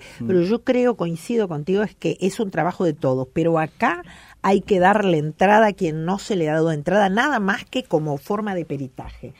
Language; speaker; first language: Spanish; native; Spanish